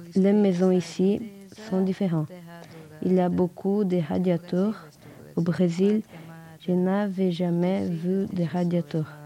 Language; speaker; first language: French; non-native, learner; Portuguese